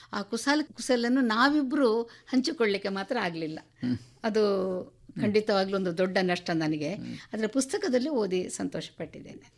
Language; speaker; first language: Kannada; non-native, local second language; Tulu